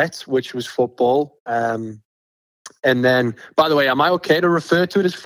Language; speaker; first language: English; native; English